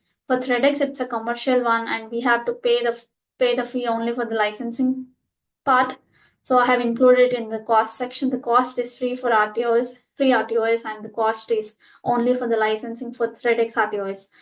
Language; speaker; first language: English; non-native, local second language; Telugu